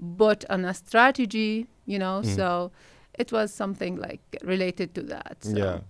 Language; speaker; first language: English; non-native, fluent; Arabic